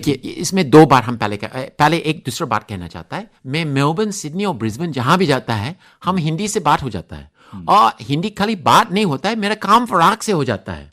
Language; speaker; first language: Hindi; non-native, fluent; English